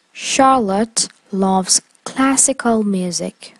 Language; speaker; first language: English; non-native, fluent; Persian